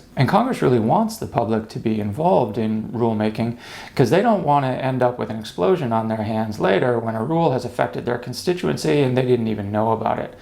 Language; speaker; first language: English; native; English